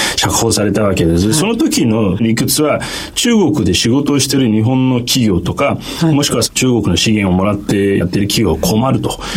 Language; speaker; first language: Japanese; non-native, fluent; Turkish